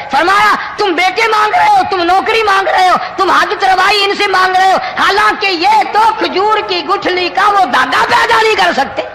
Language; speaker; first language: Urdu; non-native, local second language; Punjabi